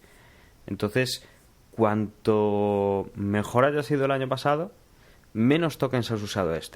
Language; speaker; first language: Spanish; native; Spanish